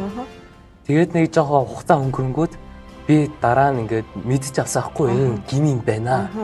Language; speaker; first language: Mongolian; early bilingual, heritage; Mongolian